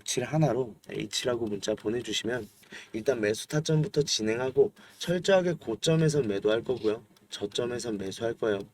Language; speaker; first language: Korean; native; Korean